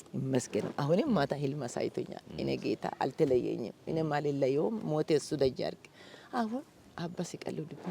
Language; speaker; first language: Amharic; non-native, local second language; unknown